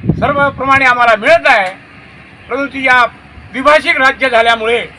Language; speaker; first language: Marathi; non-native, local second language; Lambadi